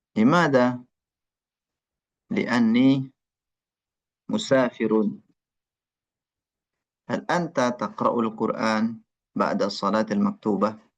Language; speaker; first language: Arabic; non-native, fluent; Indonesian